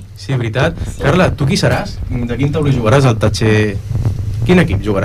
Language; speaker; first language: Catalan; native; Catalan